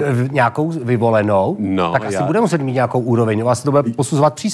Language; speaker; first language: Czech; native; Czech